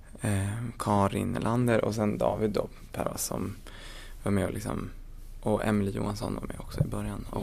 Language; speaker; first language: Swedish; native; Swedish